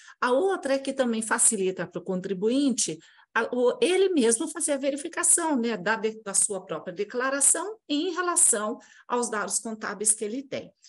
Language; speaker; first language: Portuguese; native; Portuguese